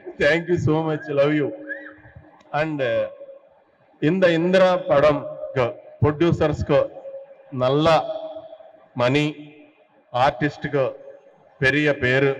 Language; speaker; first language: Tamil; non-native, learner; Telugu